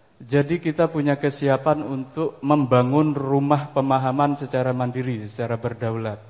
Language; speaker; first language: Indonesian; non-native, local second language; Madurese